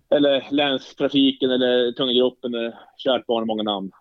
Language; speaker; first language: Swedish; native; Swedish